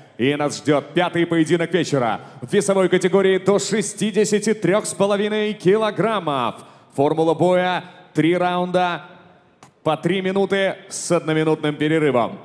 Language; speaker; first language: Russian; native; Russian